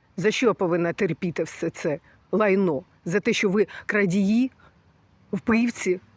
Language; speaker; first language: Ukrainian; early bilingual, other home language; Russian